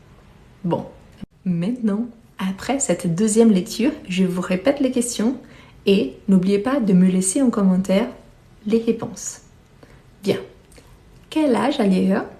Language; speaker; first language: French; non-native, fluent; Portuguese